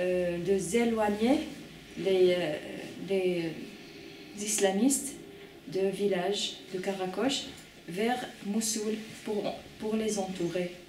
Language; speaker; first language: French; non-native, fluent; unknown